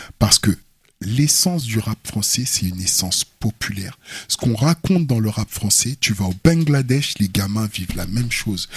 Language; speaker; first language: French; early bilingual, other home language; Wolof